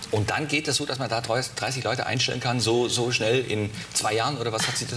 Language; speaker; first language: German; native; German